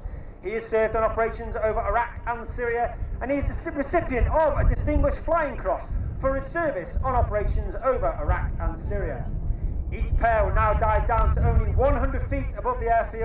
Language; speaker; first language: English; native; English